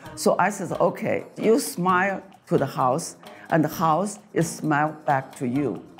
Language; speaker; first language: English; non-native, fluent; Chinese